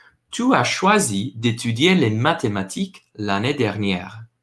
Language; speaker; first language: French; non-native, learner; English